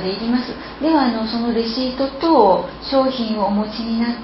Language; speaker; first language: Japanese; native; Japanese